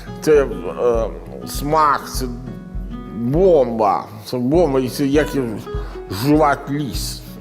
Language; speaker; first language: Ukrainian; non-native, learner; Italian